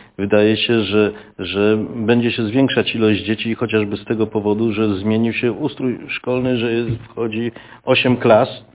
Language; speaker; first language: Polish; native; Polish